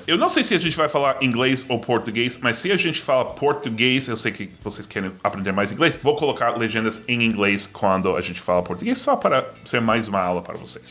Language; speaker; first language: Portuguese; non-native, fluent; English